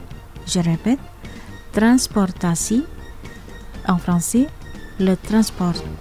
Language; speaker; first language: French; non-native, fluent; Indonesian